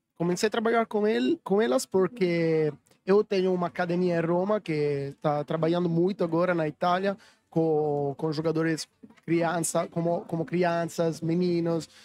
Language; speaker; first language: Portuguese; non-native, learner; Italian